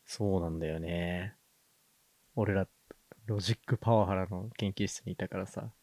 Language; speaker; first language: Japanese; native; Japanese